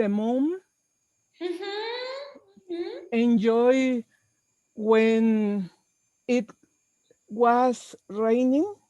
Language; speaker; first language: English; non-native, learner; Spanish